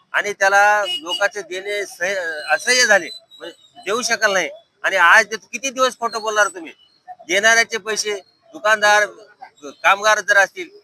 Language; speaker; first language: Marathi; native; Marathi